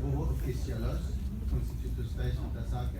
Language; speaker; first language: Lithuanian; early bilingual, heritage; English